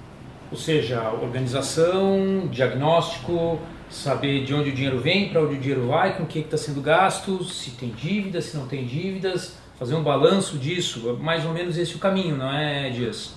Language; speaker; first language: Portuguese; native; Portuguese